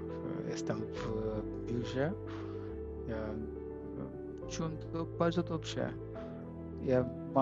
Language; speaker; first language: Polish; non-native, learner; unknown